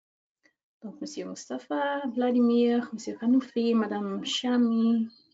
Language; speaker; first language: French; non-native, fluent; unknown